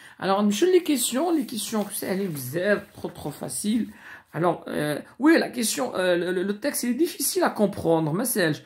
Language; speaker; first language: French; non-native, local second language; Arabic